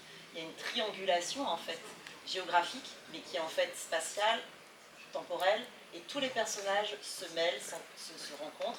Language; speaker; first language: French; native; French